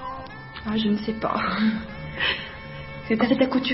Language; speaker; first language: French; non-native, learner; Hungarian